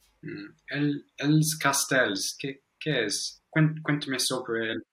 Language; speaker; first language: Spanish; non-native, fluent; English